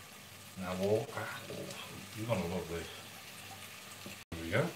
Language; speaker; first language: English; native; English